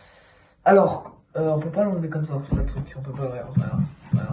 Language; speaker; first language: French; native; French